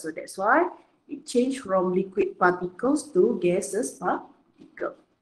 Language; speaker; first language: English; non-native, local second language; Malay